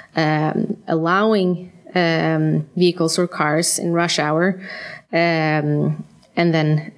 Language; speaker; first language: English; non-native, fluent; Swedish